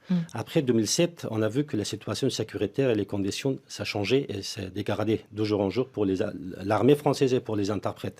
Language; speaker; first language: French; non-native, fluent; Persian